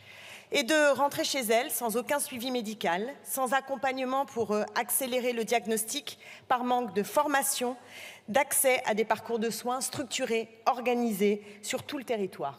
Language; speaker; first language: French; native; French